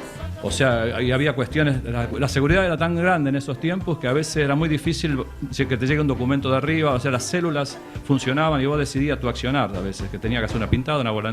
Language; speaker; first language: Spanish; native; Spanish